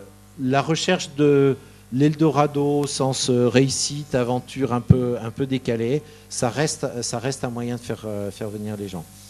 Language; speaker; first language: French; native; French